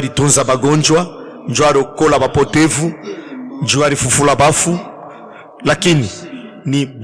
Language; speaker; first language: Swahili; native; Swahili